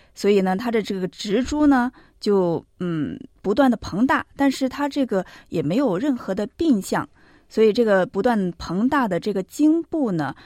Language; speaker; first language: Chinese; native; Chinese